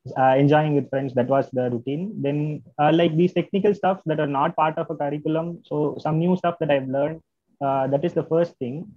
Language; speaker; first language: English; non-native, local second language; Tamil